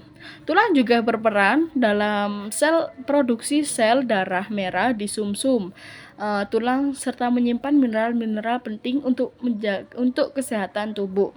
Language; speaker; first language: Indonesian; native; Indonesian